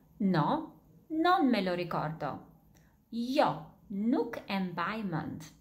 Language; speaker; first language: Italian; non-native, fluent; Albanian